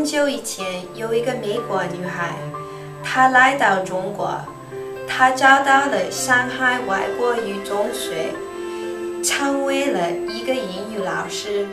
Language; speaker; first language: Chinese; non-native, fluent; English